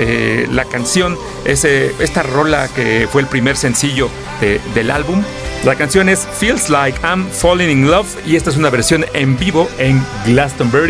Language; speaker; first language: Spanish; native; Spanish